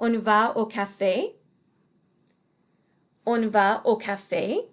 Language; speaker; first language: French; non-native, fluent; English